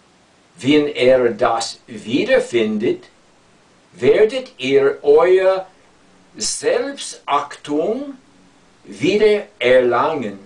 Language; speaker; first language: German; non-native, fluent; English